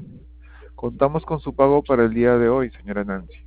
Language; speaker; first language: Spanish; native; Spanish